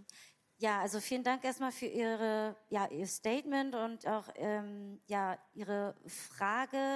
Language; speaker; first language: German; native; German